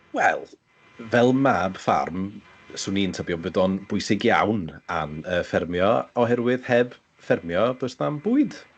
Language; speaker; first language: Welsh; native; Welsh